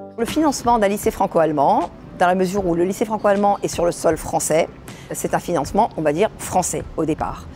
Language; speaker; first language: French; native; French